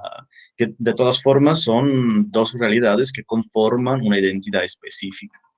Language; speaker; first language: Spanish; native; Spanish